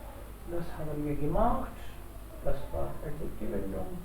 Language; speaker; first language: German; non-native, fluent; Hindi